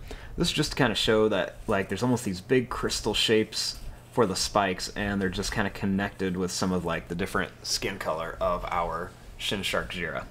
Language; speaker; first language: English; native; English